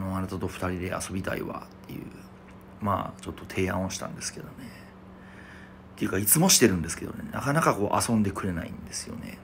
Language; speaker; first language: Japanese; native; Japanese